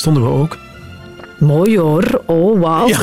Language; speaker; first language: Dutch; native; Dutch